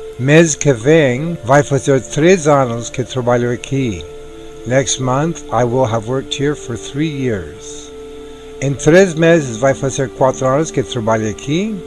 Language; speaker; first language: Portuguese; non-native, fluent; English